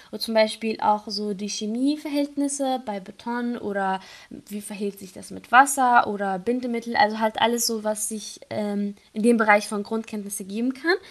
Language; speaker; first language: German; non-native, fluent; Arabic